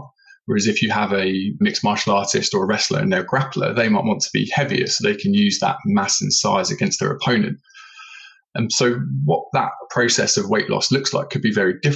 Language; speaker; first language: English; native; English